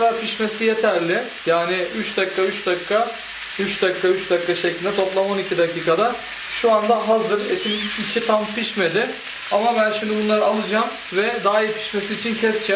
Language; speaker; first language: Turkish; native; Turkish